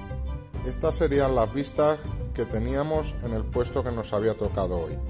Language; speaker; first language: Spanish; native; Spanish